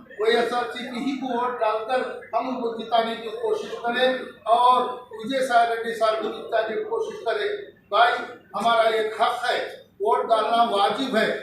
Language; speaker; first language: Hindi; non-native, local second language; Urdu